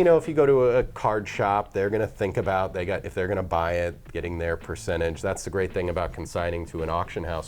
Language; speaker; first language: English; native; English